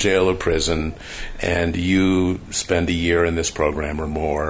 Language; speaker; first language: English; native; English